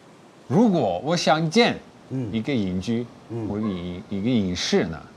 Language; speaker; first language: Chinese; non-native, fluent; Dutch